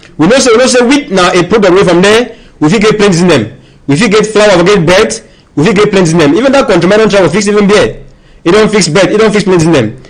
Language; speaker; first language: Nigerian Pidgin; native; Nigerian Pidgin